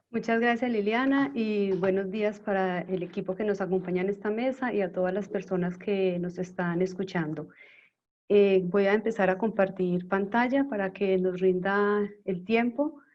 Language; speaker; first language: Spanish; native; Spanish